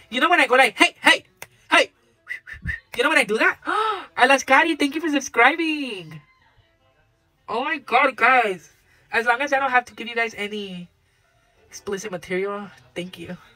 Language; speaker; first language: English; early bilingual, other home language; Spanish